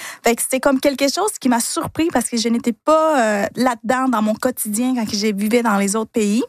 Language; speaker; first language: French; non-native, fluent; Spanish